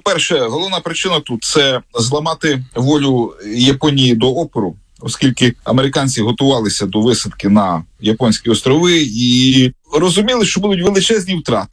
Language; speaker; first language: Ukrainian; native; Ukrainian